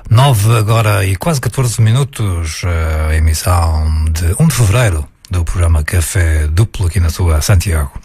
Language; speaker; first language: Portuguese; native; Portuguese